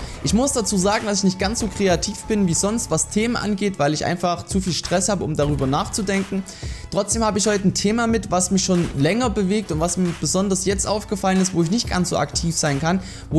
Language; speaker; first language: German; native; German